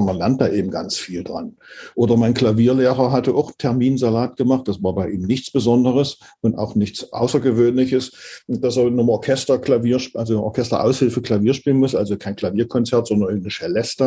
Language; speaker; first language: German; native; German